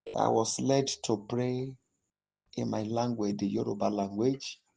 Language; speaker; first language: English; non-native, local second language; Yoruba